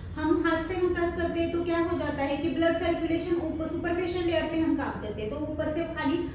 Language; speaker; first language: Hindi; non-native, local second language; Marathi